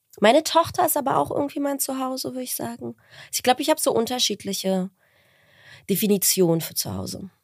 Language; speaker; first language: German; native; German